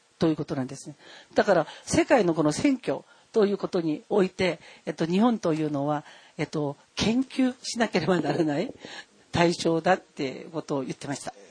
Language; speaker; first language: Japanese; non-native, fluent; Korean